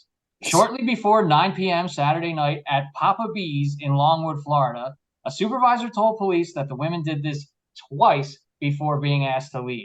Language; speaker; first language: English; native; English